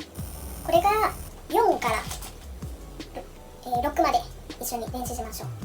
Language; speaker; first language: Japanese; non-native, fluent; Vietnamese